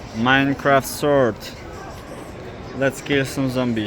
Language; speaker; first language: English; non-native, learner; Polish